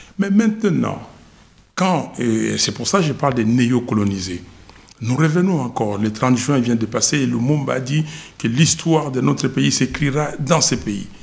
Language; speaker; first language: French; non-native, local second language; Lingala